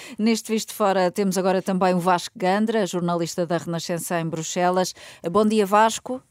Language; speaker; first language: Portuguese; native; Portuguese